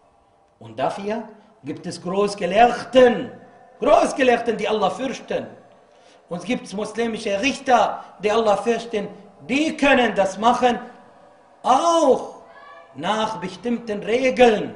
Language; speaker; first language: German; non-native, fluent; Arabic